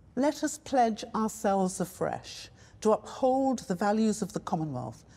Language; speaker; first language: English; native; English